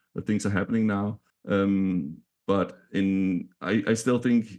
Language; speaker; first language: English; non-native, fluent; Danish